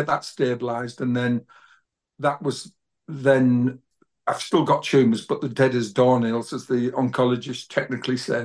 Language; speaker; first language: English; native; English